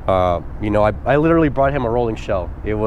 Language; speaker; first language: English; native; English